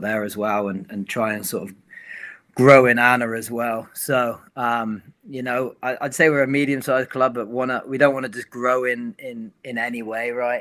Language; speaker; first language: English; native; English